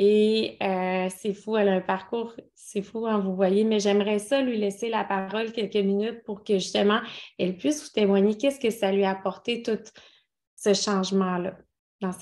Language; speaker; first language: French; native; French